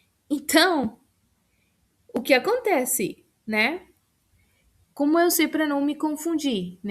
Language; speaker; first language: Portuguese; non-native, fluent; Spanish